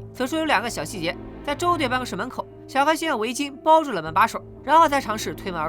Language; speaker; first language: Chinese; native; Chinese